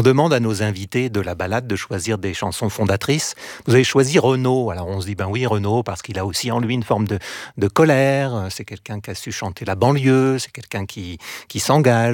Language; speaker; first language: French; native; French